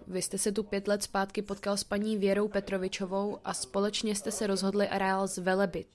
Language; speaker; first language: Czech; native; Czech